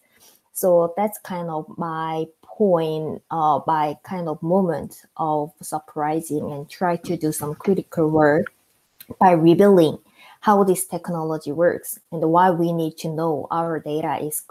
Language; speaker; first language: English; non-native, fluent; Korean